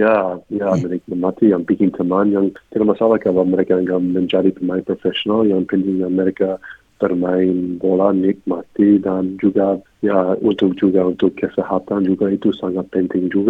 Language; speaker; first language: Indonesian; non-native, fluent; English